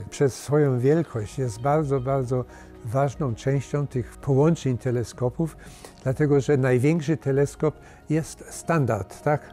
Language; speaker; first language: Polish; early bilingual, heritage; Polish